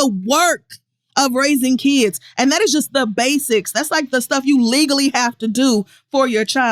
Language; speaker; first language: English; native; English